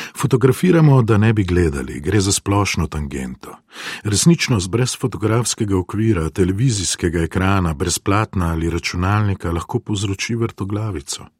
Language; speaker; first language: Slovenian; non-native, fluent; Spanish